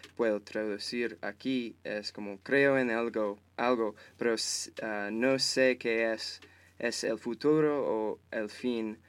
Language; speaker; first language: Spanish; non-native, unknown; English